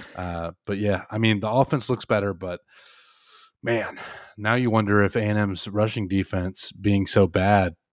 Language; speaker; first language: English; native; English